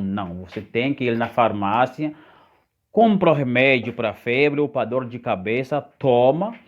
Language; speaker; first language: Portuguese; non-native, fluent; Haitian Creole